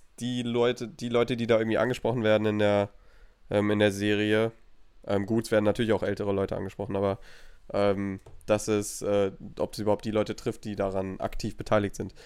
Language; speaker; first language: German; native; German